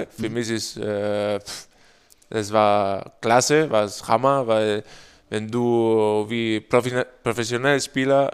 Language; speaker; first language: German; non-native, learner; Spanish